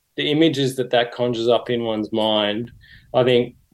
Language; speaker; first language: English; native; English